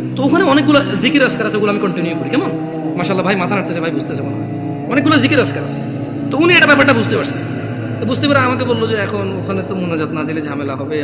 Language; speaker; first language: Bangla; early bilingual, heritage; Bangla